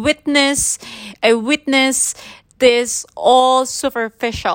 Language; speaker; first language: English; non-native, local second language; Filipino